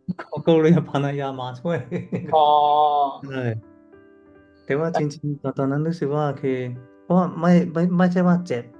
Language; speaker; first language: Thai; non-native, learner; Cantonese